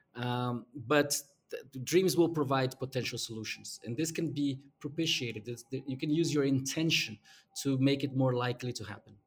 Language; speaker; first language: English; non-native, fluent; Portuguese